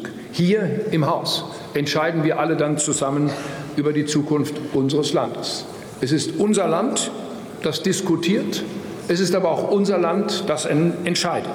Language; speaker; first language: German; native; German